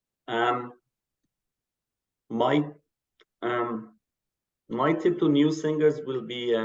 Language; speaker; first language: English; non-native, fluent; Persian